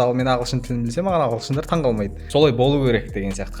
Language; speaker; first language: Kazakh; native; Kazakh